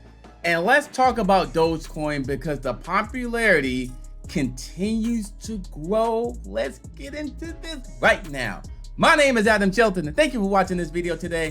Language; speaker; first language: English; native; English